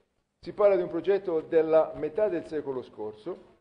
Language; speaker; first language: Italian; native; Italian